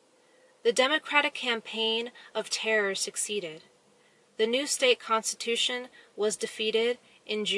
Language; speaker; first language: English; native; English